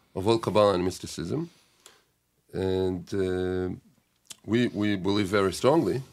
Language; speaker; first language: English; non-native, fluent; Hebrew